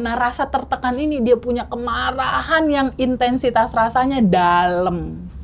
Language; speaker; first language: Indonesian; native; Indonesian